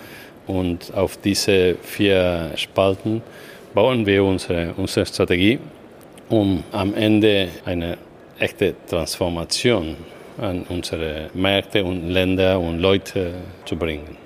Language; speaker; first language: German; non-native, fluent; Spanish